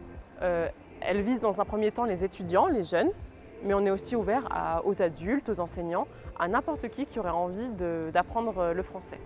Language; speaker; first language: French; native; French